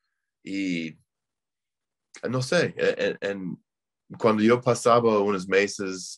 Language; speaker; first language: Spanish; non-native, learner; English